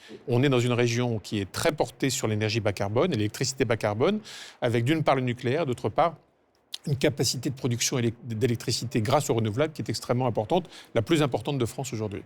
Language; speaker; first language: French; native; French